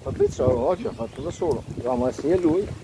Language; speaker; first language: Italian; native; Italian